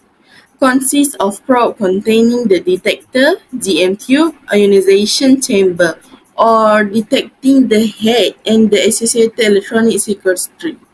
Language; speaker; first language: English; non-native, learner; Malay